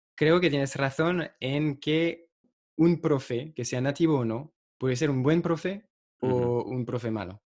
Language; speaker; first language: Spanish; non-native, fluent; French